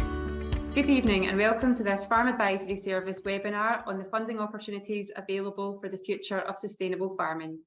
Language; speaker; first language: English; native; English